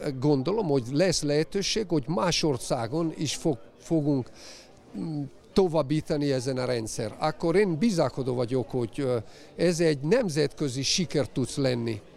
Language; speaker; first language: Hungarian; non-native, learner; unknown